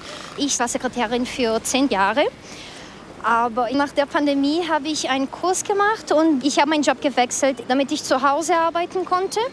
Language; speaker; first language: German; early bilingual, heritage; Portuguese